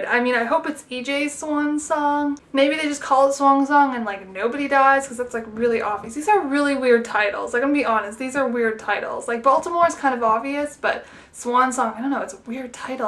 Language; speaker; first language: English; native; English